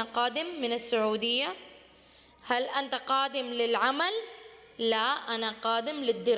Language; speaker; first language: Arabic; non-native, fluent; Urdu